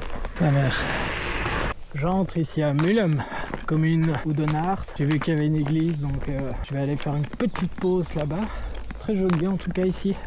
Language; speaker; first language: French; native; French